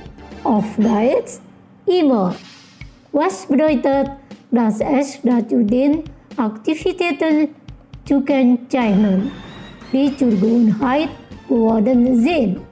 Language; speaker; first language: German; non-native, fluent; Indonesian